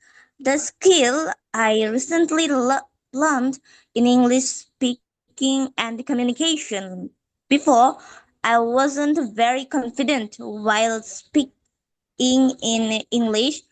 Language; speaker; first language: English; non-native, fluent; Bangla